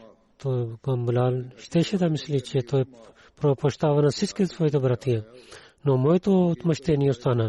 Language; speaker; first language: Bulgarian; non-native, learner; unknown